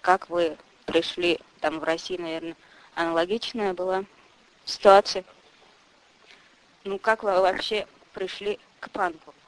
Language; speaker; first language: Russian; non-native, fluent; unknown